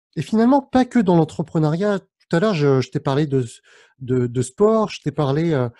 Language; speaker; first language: French; native; French